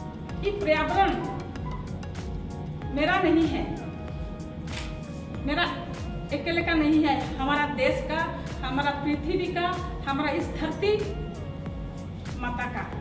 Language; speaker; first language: Hindi; non-native, local second language; Santali